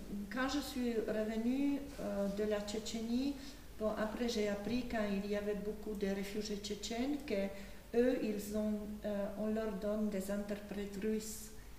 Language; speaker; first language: French; non-native, fluent; Slovak